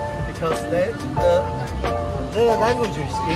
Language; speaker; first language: English; non-native, learner; Chinese